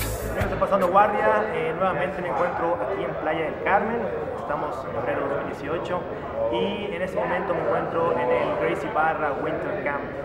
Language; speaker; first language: Spanish; native; Spanish